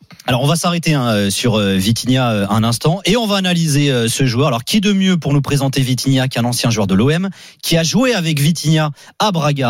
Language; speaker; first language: French; native; French